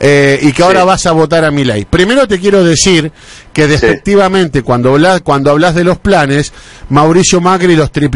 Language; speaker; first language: Spanish; native; Spanish